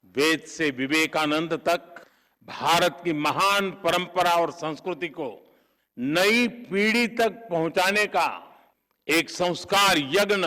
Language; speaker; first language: Hindi; non-native, local second language; Gujarati